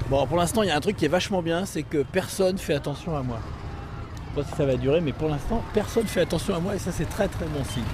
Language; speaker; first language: French; native; French